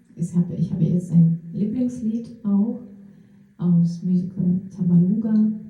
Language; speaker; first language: German; non-native, fluent; Russian